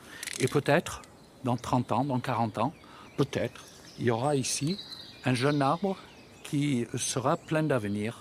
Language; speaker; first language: French; native; French